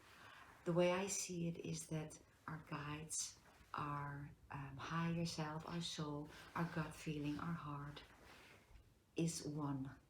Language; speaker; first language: English; non-native, fluent; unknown